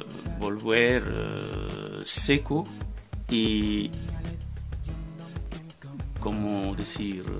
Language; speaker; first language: Spanish; non-native, fluent; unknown